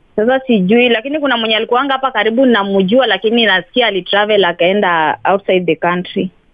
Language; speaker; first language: Swahili; non-native, local second language; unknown